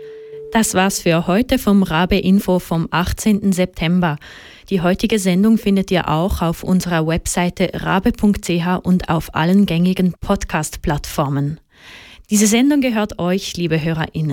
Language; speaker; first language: German; native; German